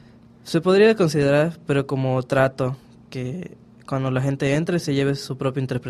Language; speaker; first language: Spanish; native; Spanish